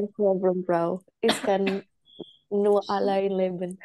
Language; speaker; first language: German; non-native, learner; Indonesian